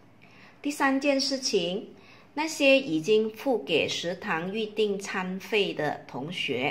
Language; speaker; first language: Chinese; native; Chinese